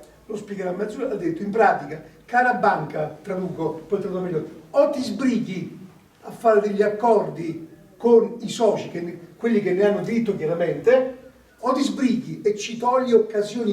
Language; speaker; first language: Italian; native; Italian